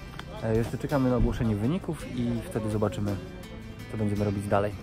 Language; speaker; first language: Polish; native; Polish